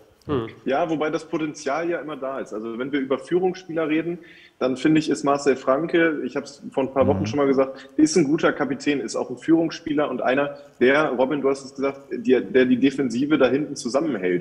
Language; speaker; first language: German; native; German